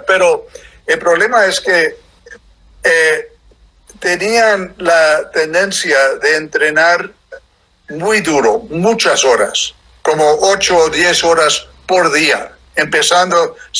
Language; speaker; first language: Spanish; non-native, fluent; English